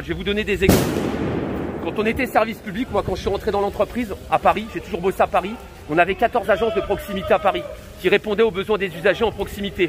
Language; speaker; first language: French; native; French